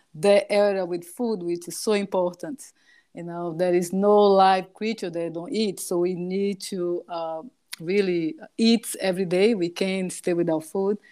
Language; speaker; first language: English; non-native, fluent; Portuguese